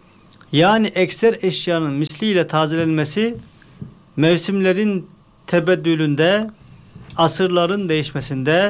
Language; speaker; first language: Turkish; native; Turkish